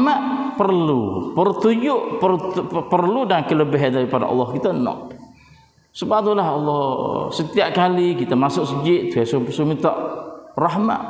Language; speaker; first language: Malay; native; Malay